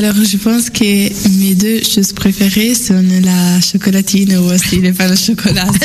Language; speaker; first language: French; non-native, fluent; Italian